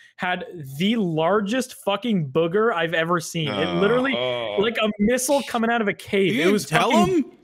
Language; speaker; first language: English; native; English